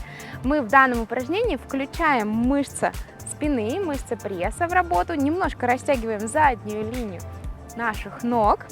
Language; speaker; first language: Russian; native; Russian